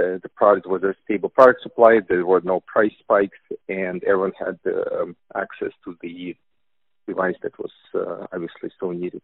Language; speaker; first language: English; non-native, fluent; Russian